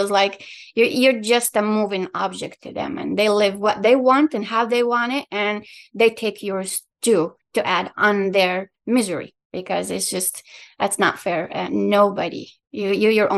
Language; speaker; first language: English; non-native, fluent; Arabic